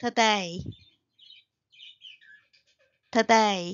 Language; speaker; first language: English; non-native, fluent; Chinese